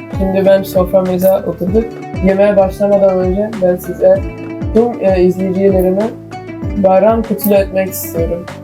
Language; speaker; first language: Turkish; non-native, fluent; Urdu